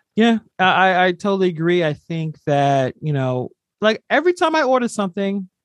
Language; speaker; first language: English; native; English